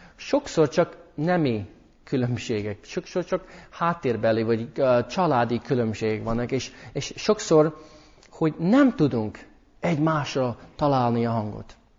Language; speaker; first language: Hungarian; early bilingual, heritage; English